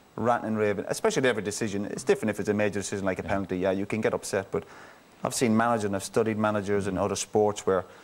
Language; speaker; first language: English; native; English